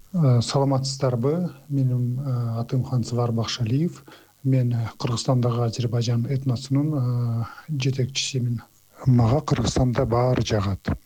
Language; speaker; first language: Kyrgyz; non-native, local second language; Azerbaijani